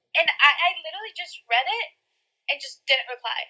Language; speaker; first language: English; early bilingual, other home language; Spanish